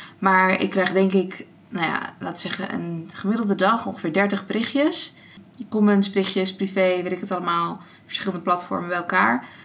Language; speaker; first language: Dutch; early bilingual, other home language; Armenian